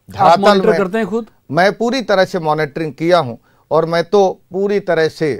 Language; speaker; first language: Hindi; native; Hindi